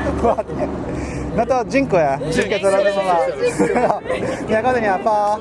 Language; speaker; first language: Polish; non-native, learner; Japanese